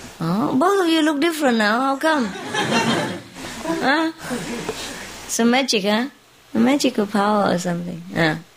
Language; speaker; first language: English; non-native, fluent; Vietnamese